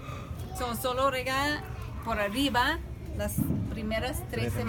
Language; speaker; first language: Spanish; non-native, fluent; English